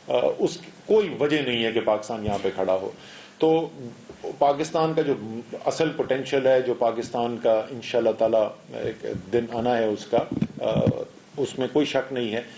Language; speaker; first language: Urdu; native; Urdu